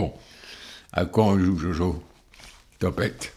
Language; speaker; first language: French; native; French